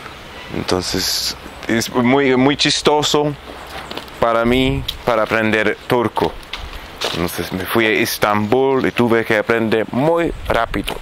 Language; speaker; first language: Spanish; non-native, fluent; Arabic